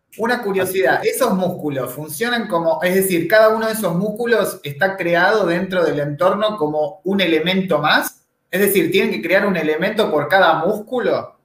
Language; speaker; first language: Spanish; native; Spanish